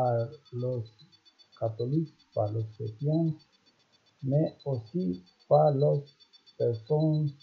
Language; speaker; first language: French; non-native, learner; Romanian